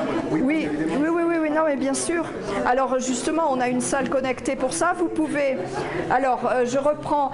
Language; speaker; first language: French; native; French